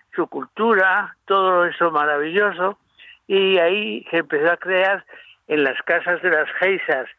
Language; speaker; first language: Spanish; native; Spanish